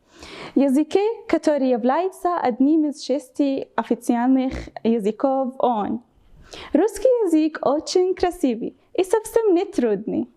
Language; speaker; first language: Russian; non-native, fluent; Arabic